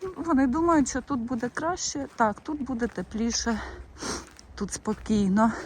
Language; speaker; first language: Ukrainian; native; Ukrainian